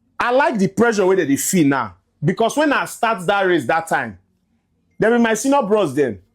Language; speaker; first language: Nigerian Pidgin; native; Nigerian Pidgin